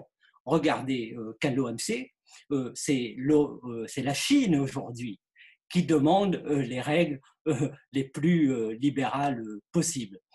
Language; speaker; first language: French; native; French